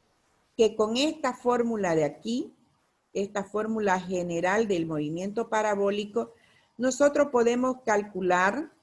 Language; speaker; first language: Spanish; native; Spanish